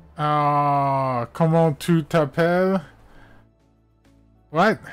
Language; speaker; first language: French; non-native, learner; English